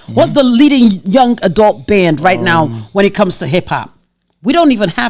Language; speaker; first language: English; native; English